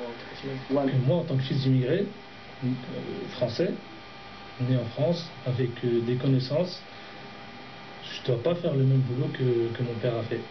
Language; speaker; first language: French; early bilingual, other home language; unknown